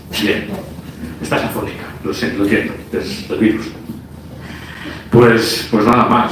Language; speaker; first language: Spanish; native; Spanish